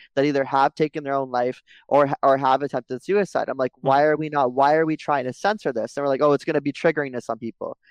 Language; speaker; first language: English; native; English